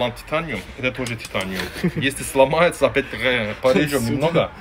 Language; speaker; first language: Russian; non-native, learner; Turkish